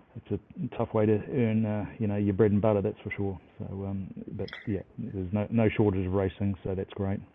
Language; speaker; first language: English; native; English